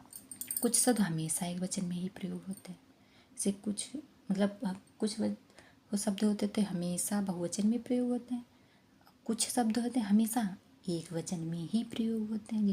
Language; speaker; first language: Hindi; native; Hindi